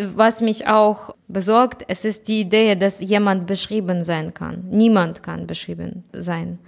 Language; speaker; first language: German; non-native, fluent; Russian